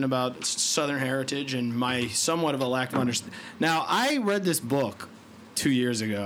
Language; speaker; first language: English; native; English